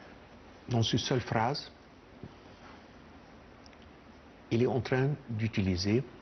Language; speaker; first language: French; non-native, fluent; Arabic